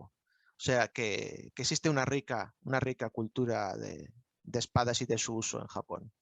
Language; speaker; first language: Spanish; native; Spanish